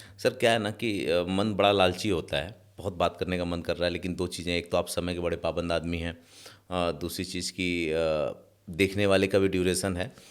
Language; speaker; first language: Hindi; native; Hindi